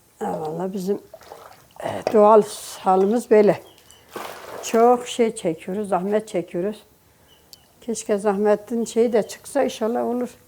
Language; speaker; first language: Turkish; native; Turkish